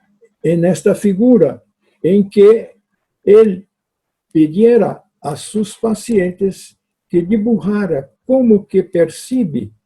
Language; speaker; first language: Spanish; non-native, fluent; Portuguese